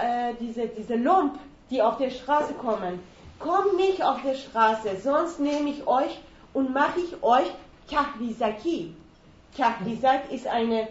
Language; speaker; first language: German; non-native, fluent; Persian